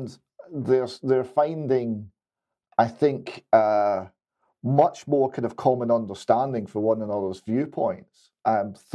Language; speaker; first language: English; native; English